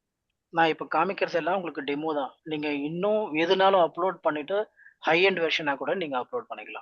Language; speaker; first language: Tamil; native; Tamil